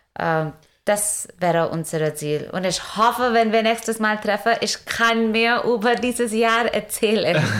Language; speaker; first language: German; non-native, learner; Hindi